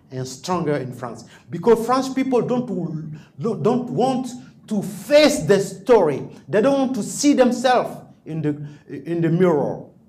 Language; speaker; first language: English; non-native, fluent; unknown